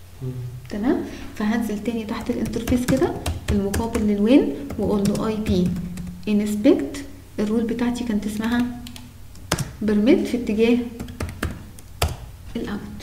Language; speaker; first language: Arabic; native; Arabic